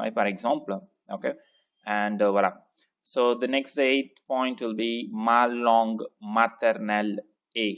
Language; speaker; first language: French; non-native, fluent; Tamil